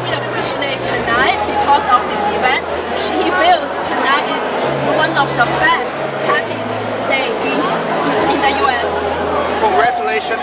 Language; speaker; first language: English; non-native, fluent; Portuguese